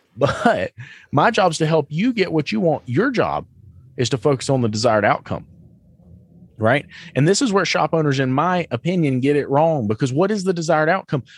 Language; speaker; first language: English; native; English